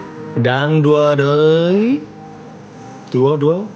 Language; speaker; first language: Vietnamese; non-native, learner; Korean